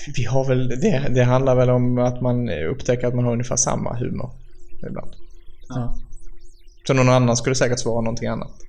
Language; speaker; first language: Swedish; native; Swedish